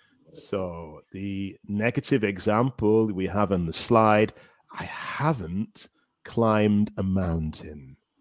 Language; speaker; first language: English; native; English